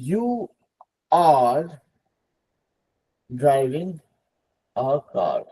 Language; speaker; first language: English; non-native, local second language; Hindi